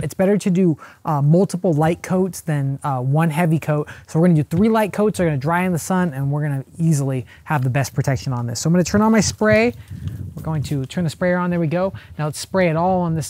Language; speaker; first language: English; native; English